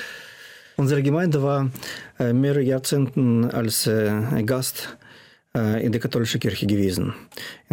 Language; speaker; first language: German; non-native, fluent; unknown